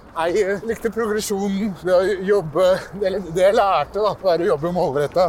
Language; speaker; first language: Norwegian; early bilingual, other home language; Persian